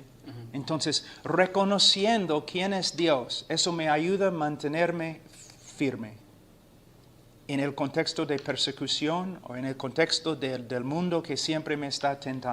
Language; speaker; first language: Spanish; non-native, fluent; English